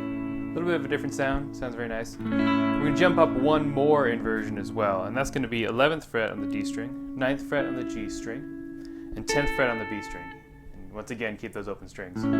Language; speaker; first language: English; native; English